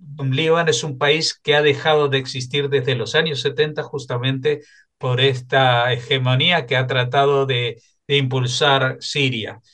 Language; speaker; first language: Spanish; native; Spanish